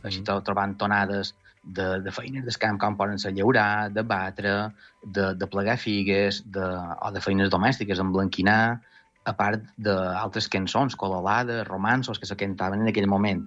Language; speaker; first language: Catalan; native; Catalan